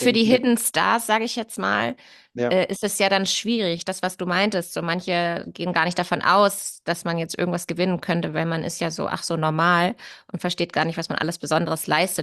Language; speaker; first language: German; native; German